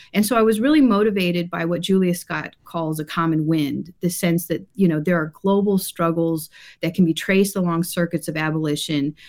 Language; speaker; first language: English; early bilingual, other home language; Japanese